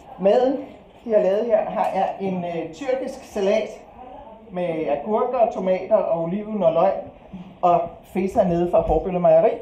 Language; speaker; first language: Danish; native; Danish